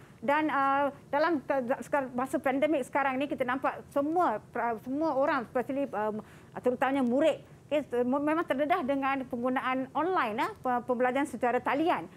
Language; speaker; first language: Malay; non-native, local second language; Tamil